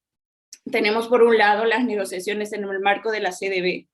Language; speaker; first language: Spanish; native; Spanish